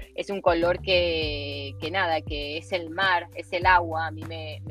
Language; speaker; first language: Spanish; native; Spanish